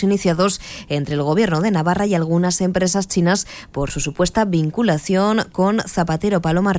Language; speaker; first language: Spanish; native; Spanish